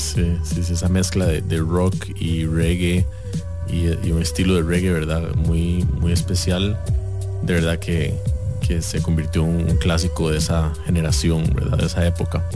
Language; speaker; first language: Spanish; native; Spanish